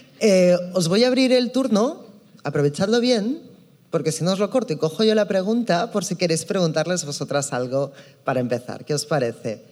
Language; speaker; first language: Spanish; native; Spanish